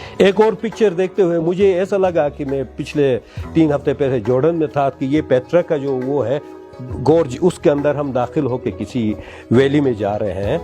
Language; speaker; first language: Urdu; non-native, local second language; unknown